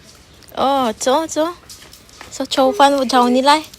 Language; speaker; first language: Chinese; non-native, learner; Hiligaynon